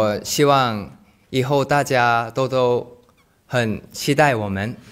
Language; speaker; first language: Chinese; non-native, learner; Thai